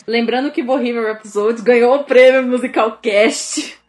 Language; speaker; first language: Portuguese; native; Portuguese